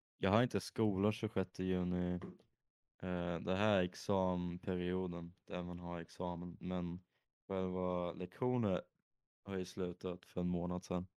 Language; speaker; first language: Swedish; native; Swedish